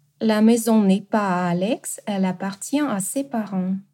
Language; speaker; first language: French; non-native, fluent; Russian